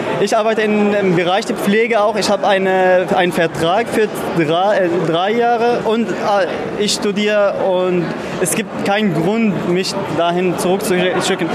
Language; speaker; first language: German; non-native, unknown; Arabic